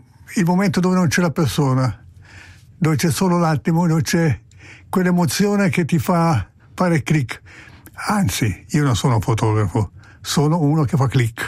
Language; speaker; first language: Italian; native; Italian